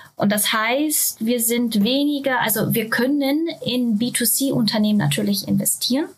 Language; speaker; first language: German; non-native, fluent; Japanese